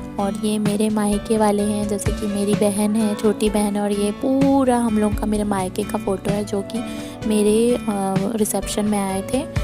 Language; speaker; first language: Hindi; non-native, local second language; Bangla